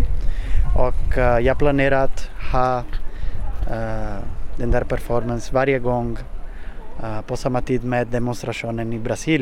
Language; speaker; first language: Swedish; non-native, learner; Portuguese